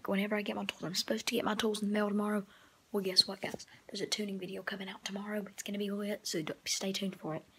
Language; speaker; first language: English; native; English